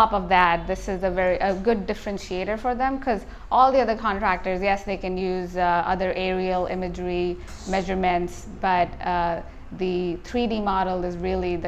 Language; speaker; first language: English; non-native, local second language; Hindi